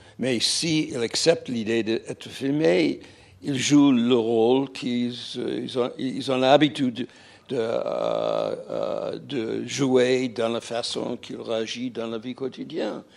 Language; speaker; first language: French; non-native, fluent; English